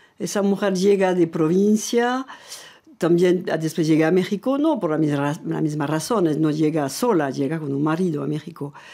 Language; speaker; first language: Spanish; non-native, fluent; French